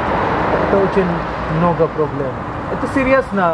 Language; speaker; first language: Russian; non-native, learner; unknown